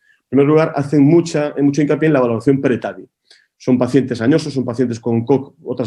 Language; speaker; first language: Spanish; native; Spanish